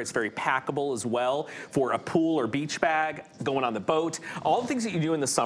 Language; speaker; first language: English; native; English